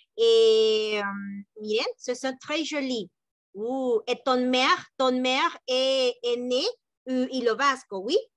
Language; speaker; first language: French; non-native, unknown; Spanish